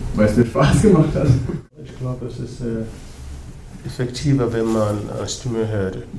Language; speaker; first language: German; non-native, fluent; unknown